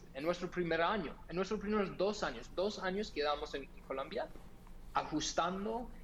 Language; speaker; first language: Spanish; non-native, fluent; English